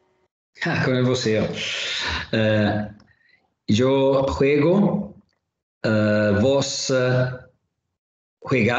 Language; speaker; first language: Spanish; non-native, learner; Italian